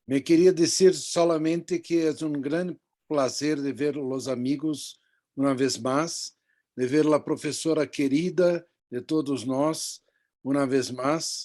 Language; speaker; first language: Portuguese; non-native, fluent; Spanish